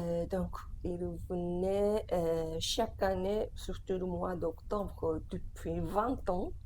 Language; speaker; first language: French; non-native, fluent; Japanese